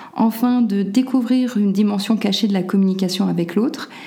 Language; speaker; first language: French; native; French